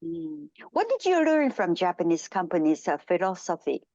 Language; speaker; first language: English; non-native, fluent; Japanese